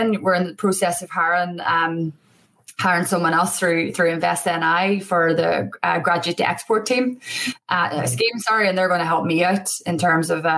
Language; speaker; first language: English; native; English